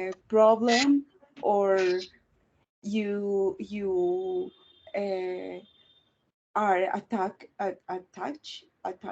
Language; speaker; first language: English; non-native, learner; Spanish